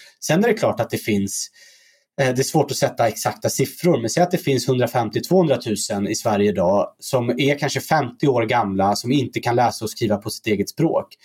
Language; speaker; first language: Swedish; early bilingual, other home language; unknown